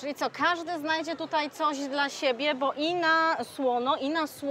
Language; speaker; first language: Polish; native; Polish